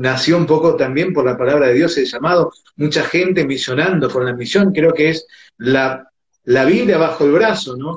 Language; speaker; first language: Spanish; native; Spanish